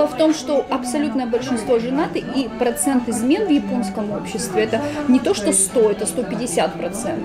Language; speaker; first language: Russian; native; Russian